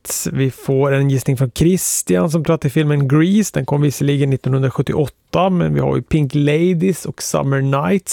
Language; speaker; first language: Swedish; native; Swedish